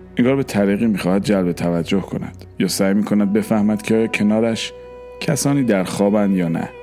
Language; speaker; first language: Persian; non-native, local second language; Armenian